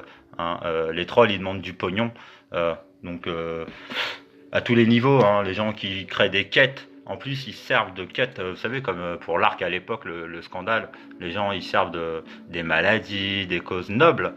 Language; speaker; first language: French; native; French